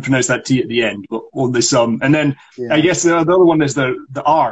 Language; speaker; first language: English; non-native, local second language; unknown